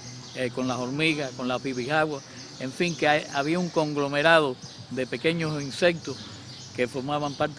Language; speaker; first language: Spanish; native; Spanish